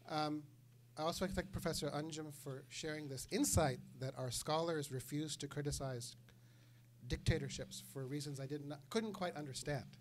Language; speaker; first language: English; native; English